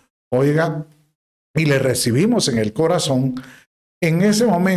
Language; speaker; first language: Spanish; native; Spanish